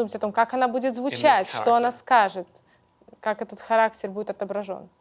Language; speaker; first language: Russian; native; Russian